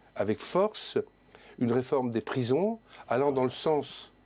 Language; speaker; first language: French; native; French